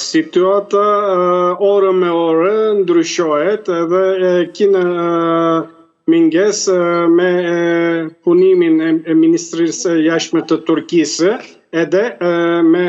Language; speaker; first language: Albanian; early bilingual, heritage; Albanian